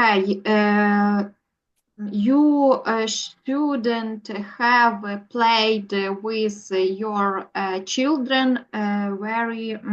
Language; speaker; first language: English; non-native, learner; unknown